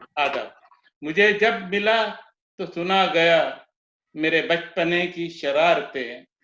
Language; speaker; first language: Urdu; non-native, local second language; Gujarati